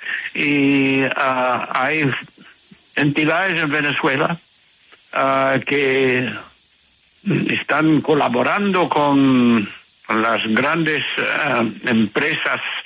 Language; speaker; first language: Spanish; non-native, fluent; English